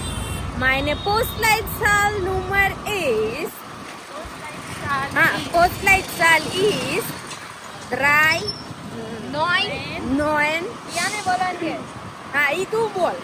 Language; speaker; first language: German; non-native, learner; Gujarati